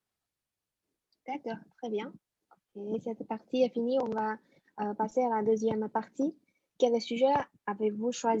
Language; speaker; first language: French; non-native, fluent; Chinese